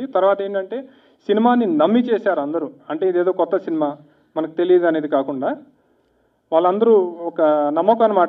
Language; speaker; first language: Telugu; native; Telugu